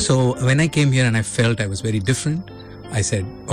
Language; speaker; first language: English; non-native, local second language; Tamil